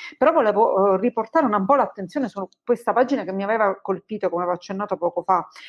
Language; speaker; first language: Italian; native; Italian